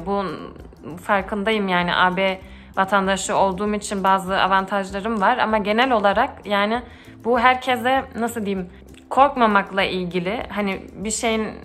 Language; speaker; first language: Turkish; early bilingual, heritage; Turkish